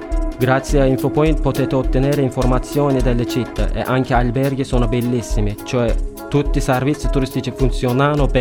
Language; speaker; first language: Italian; non-native, learner; Turkish